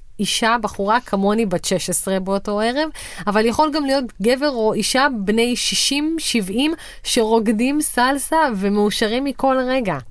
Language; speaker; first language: Hebrew; native; Hebrew